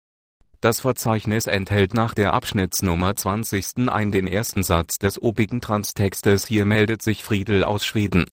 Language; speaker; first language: German; native; German